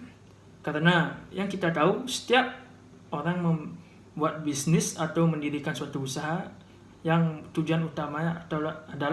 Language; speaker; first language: Indonesian; native; Indonesian